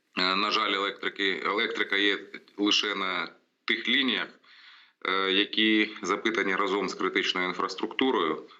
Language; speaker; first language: Ukrainian; non-native, local second language; Russian